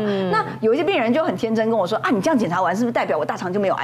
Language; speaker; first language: Chinese; native; Chinese